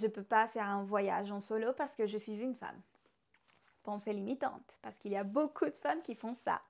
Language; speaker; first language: French; non-native, fluent; Spanish